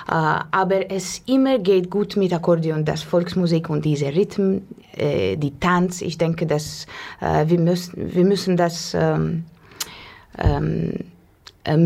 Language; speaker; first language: German; non-native, learner; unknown